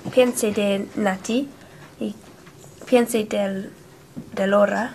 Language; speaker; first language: Spanish; non-native, learner; English